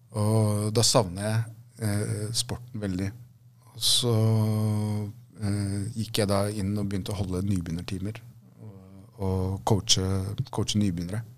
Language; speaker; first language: Norwegian; early bilingual, other home language; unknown